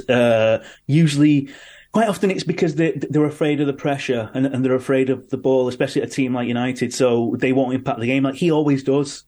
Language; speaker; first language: English; native; English